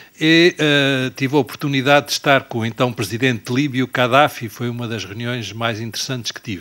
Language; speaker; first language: Portuguese; non-native, fluent; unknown